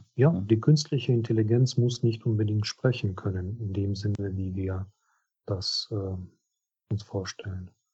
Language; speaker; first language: German; non-native, fluent; Russian